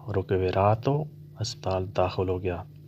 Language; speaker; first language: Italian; non-native, fluent; Urdu